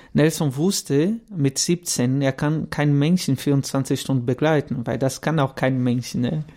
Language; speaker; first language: German; non-native, fluent; Portuguese